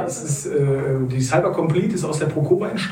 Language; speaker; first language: German; native; German